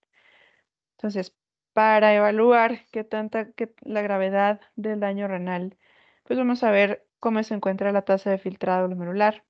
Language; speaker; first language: Spanish; native; Spanish